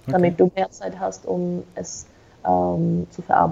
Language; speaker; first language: German; non-native, fluent; Slovak